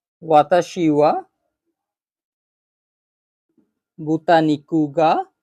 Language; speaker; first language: Japanese; non-native, fluent; Bangla